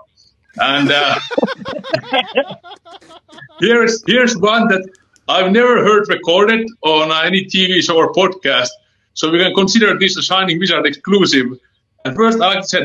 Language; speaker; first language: English; non-native, fluent; Finnish